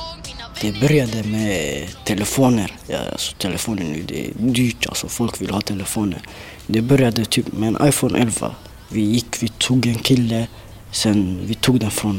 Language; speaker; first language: Swedish; early bilingual, other home language; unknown